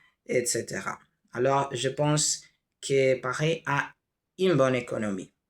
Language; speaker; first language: French; non-native, learner; Spanish